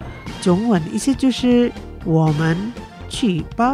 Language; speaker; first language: Chinese; early bilingual, heritage; Chinese